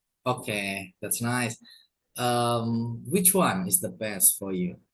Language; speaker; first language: English; non-native, fluent; Indonesian